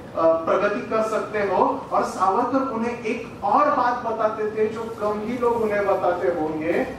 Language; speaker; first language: Hindi; non-native, local second language; Marathi